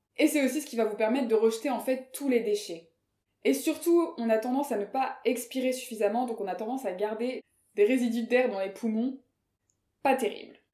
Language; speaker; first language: French; native; French